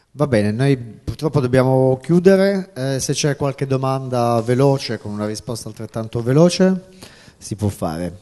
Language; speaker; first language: Italian; native; Italian